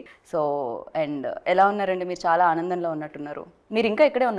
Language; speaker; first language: Telugu; native; Telugu